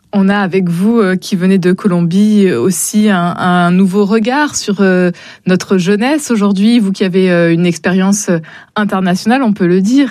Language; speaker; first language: French; native; French